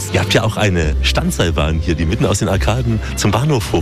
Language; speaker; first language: German; native; German